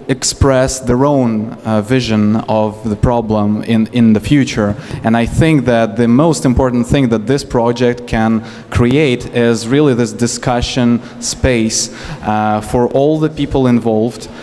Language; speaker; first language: English; non-native, fluent; Ukrainian